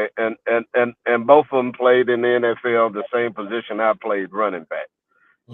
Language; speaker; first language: English; native; English